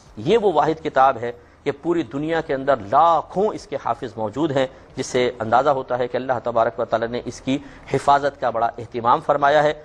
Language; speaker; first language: Urdu; native; Urdu